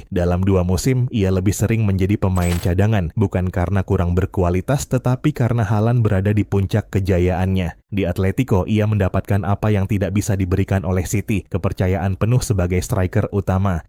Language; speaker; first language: Indonesian; native; Indonesian